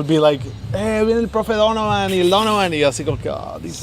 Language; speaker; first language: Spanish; native; Spanish